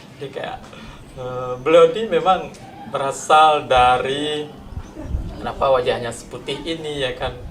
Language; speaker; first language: Indonesian; non-native, local second language; Achinese